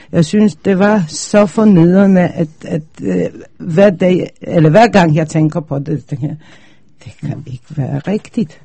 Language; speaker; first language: Danish; non-native, fluent; Polish